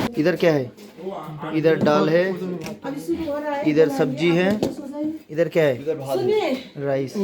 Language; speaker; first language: Hindi; non-native, local second language; Bangla